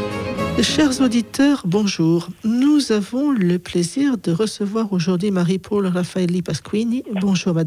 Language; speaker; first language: French; native; French